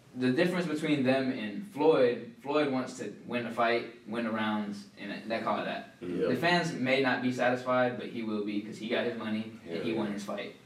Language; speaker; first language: English; early bilingual, other home language; Filipino